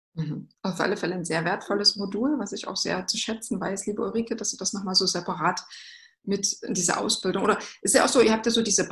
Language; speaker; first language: German; native; German